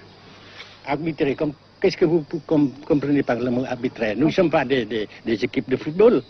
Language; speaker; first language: French; non-native, fluent; Vietnamese